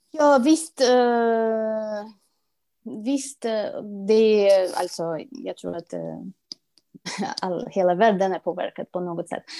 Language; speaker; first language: Swedish; non-native, fluent; Russian